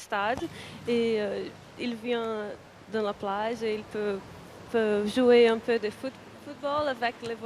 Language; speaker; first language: French; non-native, learner; Portuguese